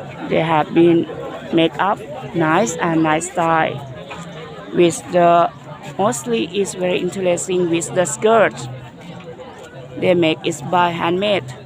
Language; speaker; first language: English; non-native, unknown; Thai